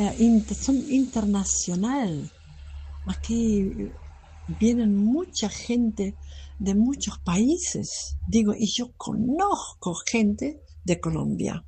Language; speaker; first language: Spanish; non-native, fluent; German